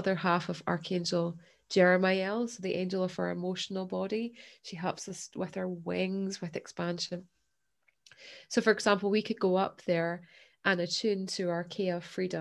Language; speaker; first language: English; native; English